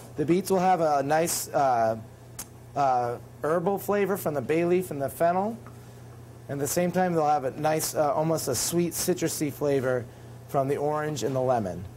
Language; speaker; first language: English; native; English